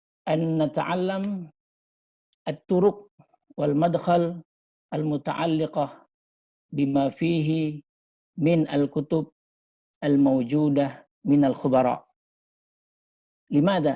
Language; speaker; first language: Arabic; non-native, fluent; Indonesian